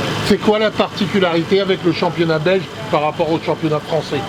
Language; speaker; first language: French; native; French